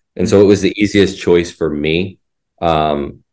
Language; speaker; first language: English; native; English